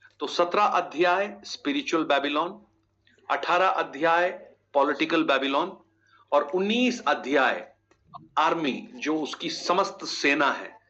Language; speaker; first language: Hindi; native; Hindi